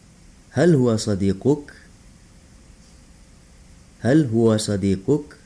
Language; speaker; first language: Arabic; non-native, local second language; Indonesian